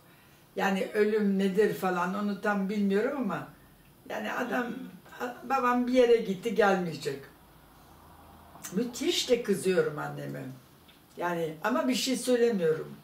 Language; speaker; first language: Turkish; non-native, fluent; German